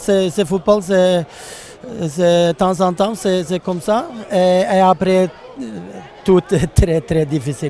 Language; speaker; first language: French; non-native, learner; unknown